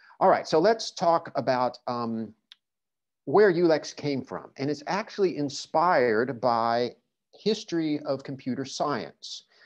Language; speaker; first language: English; native; English